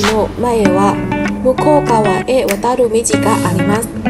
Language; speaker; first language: Japanese; non-native, learner; Thai